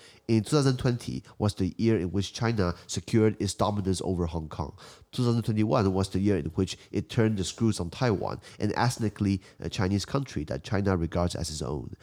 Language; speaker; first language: English; non-native, fluent; Chinese